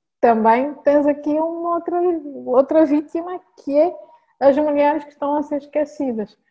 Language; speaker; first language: Portuguese; non-native, local second language; Kabuverdianu